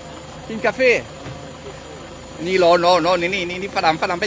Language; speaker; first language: Thai; non-native, learner; French